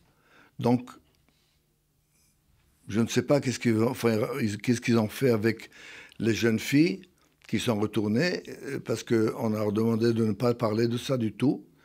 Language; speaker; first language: French; non-native, fluent; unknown